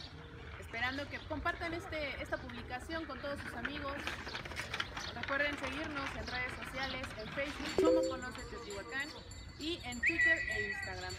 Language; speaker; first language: Spanish; native; Spanish